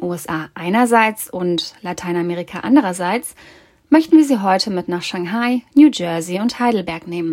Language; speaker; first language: German; native; German